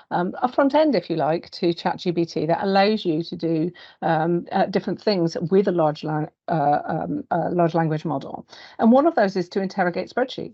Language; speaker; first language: English; native; English